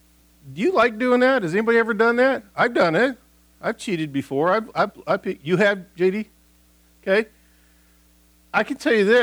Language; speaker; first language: English; native; English